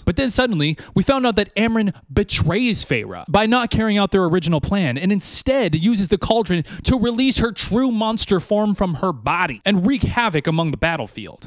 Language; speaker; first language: English; native; English